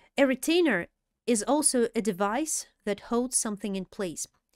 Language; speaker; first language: English; non-native, fluent; Russian